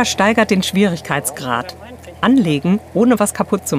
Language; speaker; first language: German; native; German